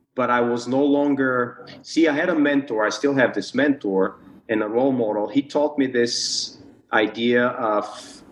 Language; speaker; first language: English; non-native, fluent; Bulgarian